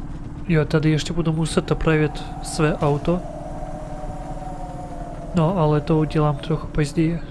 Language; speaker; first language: Czech; non-native, learner; Ukrainian